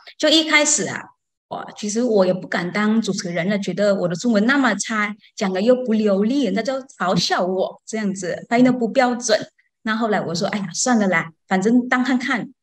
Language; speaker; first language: Chinese; non-native, fluent; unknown